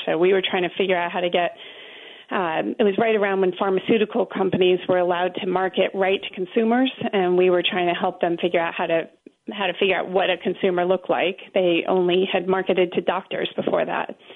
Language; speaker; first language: English; native; English